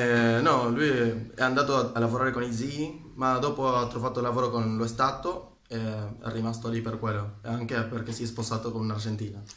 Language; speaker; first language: Italian; non-native, fluent; Spanish